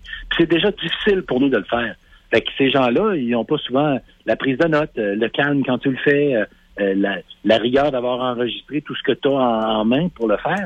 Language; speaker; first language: French; native; French